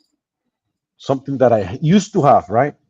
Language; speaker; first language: English; non-native, fluent; Spanish